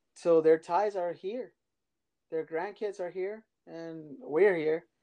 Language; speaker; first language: English; early bilingual, other home language; Spanish